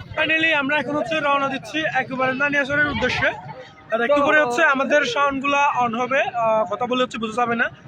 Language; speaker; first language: Bangla; non-native, local second language; Chakma